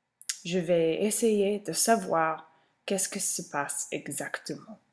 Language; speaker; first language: French; non-native, learner; English